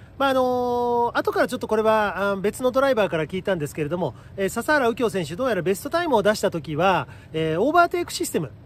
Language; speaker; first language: Japanese; native; Japanese